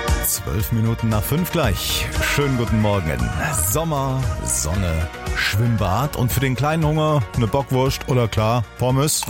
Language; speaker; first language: German; native; German